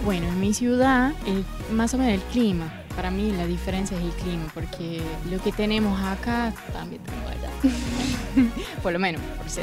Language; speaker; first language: Spanish; non-native, fluent; Portuguese